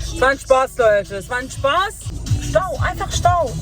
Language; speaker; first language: German; early bilingual, other home language; Turkish